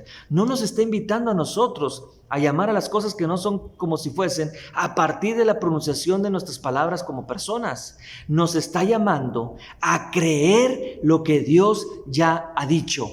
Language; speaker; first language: Spanish; native; Spanish